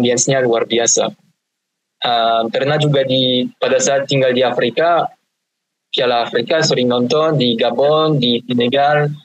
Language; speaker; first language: Indonesian; non-native, fluent; French